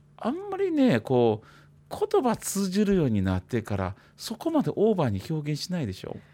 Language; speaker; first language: Japanese; non-native, fluent; Chinese